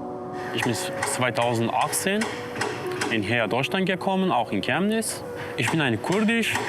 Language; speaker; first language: German; non-native, learner; Kurdish